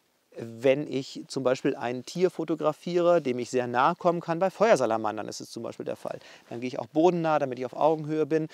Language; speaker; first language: German; native; German